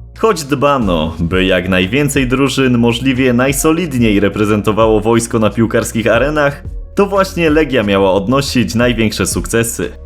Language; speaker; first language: Polish; native; Polish